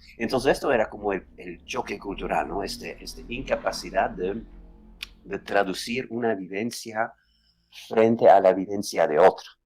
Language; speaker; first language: Spanish; non-native, fluent; Dutch